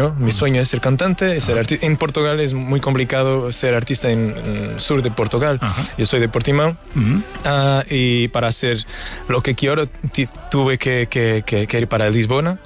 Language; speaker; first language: Spanish; non-native, fluent; Portuguese